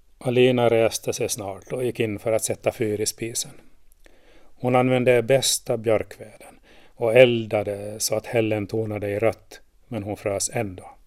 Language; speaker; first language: Swedish; native; Swedish